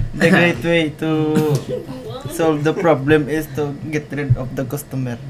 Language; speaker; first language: English; non-native, local second language; Cebuano